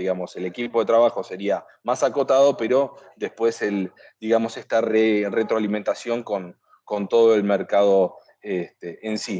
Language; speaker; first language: Spanish; native; Spanish